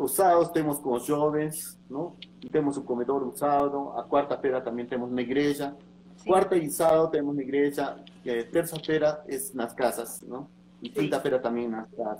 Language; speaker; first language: Portuguese; non-native, learner; Spanish